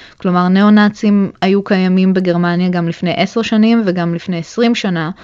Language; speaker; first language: Hebrew; native; Hebrew